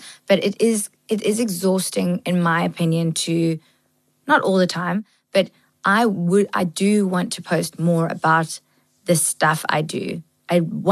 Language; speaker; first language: English; native; English